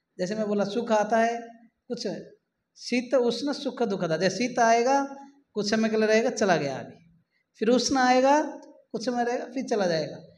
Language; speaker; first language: Hindi; non-native, local second language; Marathi